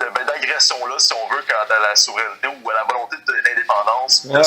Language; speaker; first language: French; native; French